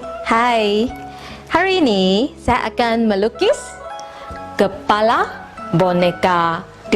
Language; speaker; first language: Indonesian; non-native, local second language; Chinese